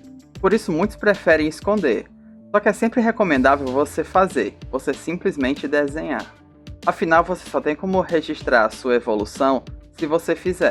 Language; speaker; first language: Portuguese; native; Portuguese